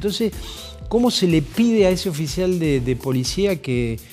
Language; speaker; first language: Spanish; native; Spanish